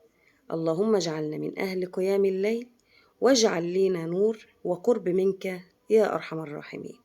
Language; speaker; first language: Arabic; native; Arabic